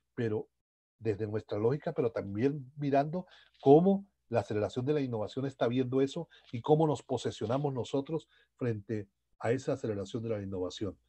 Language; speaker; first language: Spanish; native; Spanish